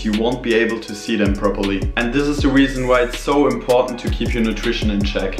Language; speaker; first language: English; non-native, fluent; German